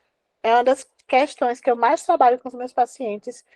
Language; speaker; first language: Portuguese; native; Portuguese